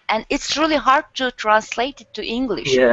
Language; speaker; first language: English; non-native, learner; Turkish